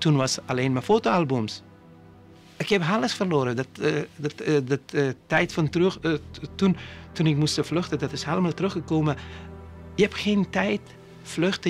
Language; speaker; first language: Dutch; non-native, learner; Persian